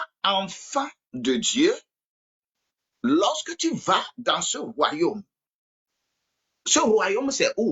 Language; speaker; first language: French; non-native, local second language; Ewe